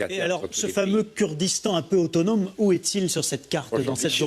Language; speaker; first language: French; native; French